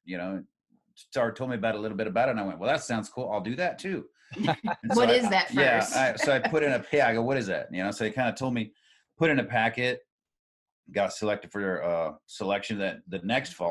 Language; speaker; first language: English; native; English